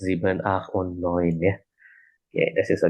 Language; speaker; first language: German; non-native, fluent; Indonesian